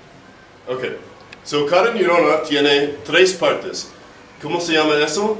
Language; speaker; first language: Spanish; non-native, learner; English